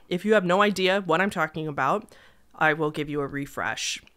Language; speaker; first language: English; native; English